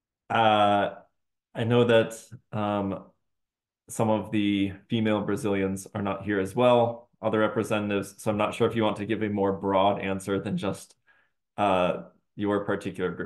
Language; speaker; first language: English; native; English